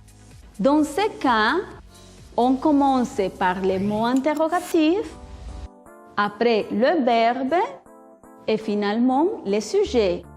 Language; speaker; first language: French; non-native, fluent; Spanish